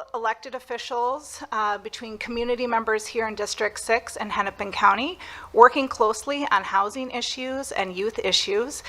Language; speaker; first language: English; native; English